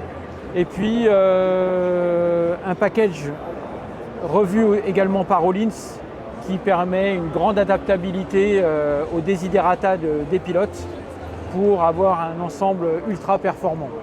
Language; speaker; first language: French; native; French